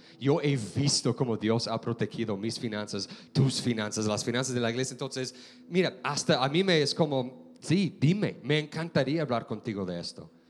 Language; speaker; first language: Spanish; non-native, fluent; English